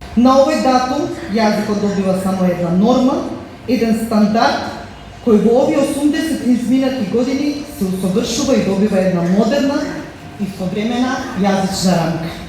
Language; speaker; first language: Macedonian; native; Macedonian